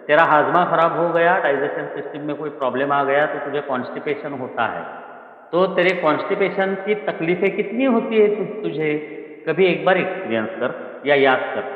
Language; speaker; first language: Hindi; non-native, local second language; Marathi